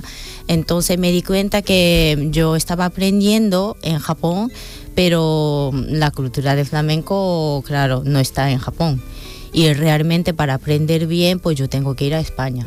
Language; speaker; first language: Spanish; non-native, fluent; Japanese